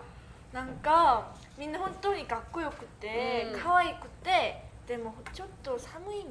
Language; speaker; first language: Japanese; non-native, learner; Korean